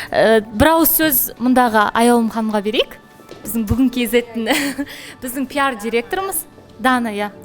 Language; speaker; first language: Kazakh; native; Kazakh